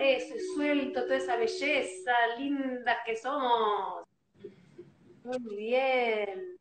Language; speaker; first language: Spanish; native; Spanish